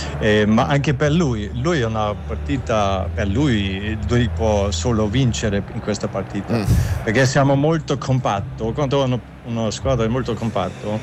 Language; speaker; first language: Italian; non-native, learner; German